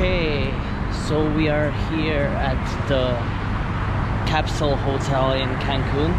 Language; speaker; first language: English; non-native, fluent; French